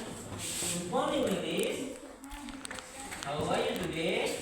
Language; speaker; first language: English; non-native, learner; Indonesian